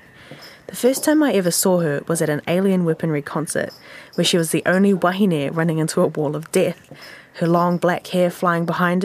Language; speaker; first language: English; native; English